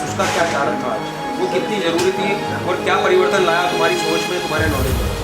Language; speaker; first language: Hindi; native; Hindi